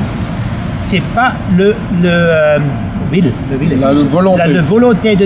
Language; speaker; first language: French; non-native, learner; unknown